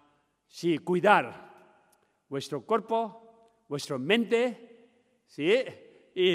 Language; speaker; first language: Spanish; non-native, learner; Tibetan